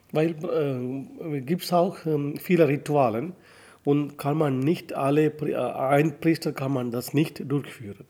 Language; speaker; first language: German; non-native, learner; Tamil